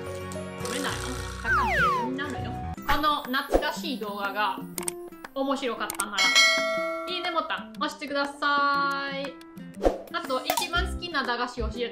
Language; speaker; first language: Japanese; non-native, fluent; German